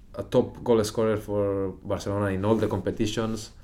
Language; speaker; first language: English; non-native, fluent; Spanish